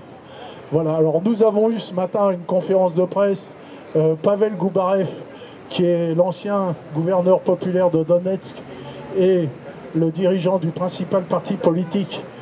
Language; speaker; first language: French; native; French